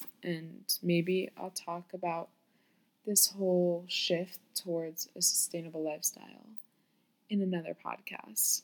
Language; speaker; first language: English; native; English